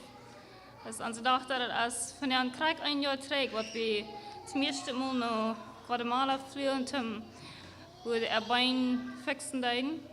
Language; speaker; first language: German; non-native, learner; Low German